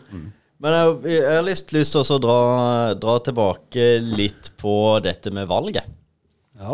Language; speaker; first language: Norwegian; native; Norwegian